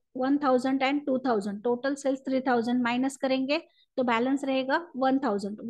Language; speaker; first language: Hindi; non-native, local second language; Marathi